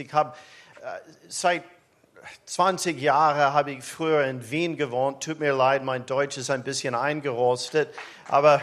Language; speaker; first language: German; non-native, learner; English